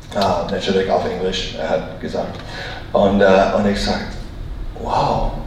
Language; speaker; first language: German; non-native, learner; English